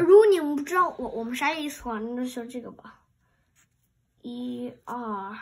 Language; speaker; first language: Chinese; early bilingual, heritage; Chinese